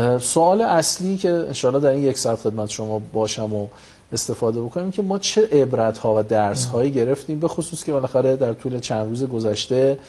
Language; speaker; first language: Persian; native; Persian